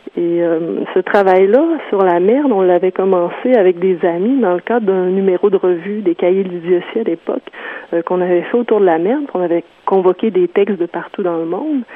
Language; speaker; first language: French; native; French